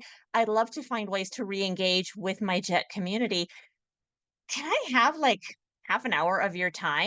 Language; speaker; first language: English; native; English